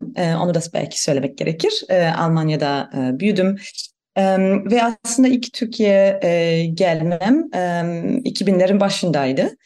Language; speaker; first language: Turkish; non-native, fluent; German